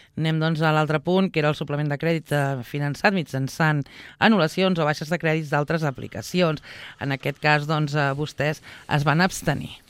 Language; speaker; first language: Catalan; native; Catalan